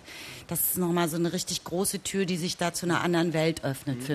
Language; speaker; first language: German; native; German